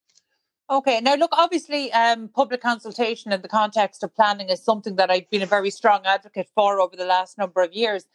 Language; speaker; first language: English; native; English